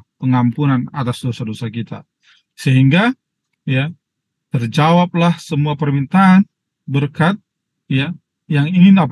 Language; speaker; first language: Indonesian; native; Indonesian